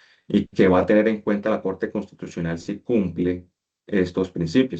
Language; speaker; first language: Spanish; native; Spanish